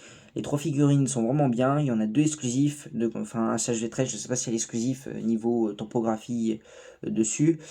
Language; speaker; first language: French; native; French